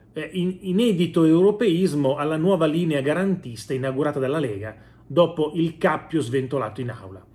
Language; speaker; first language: Italian; native; Italian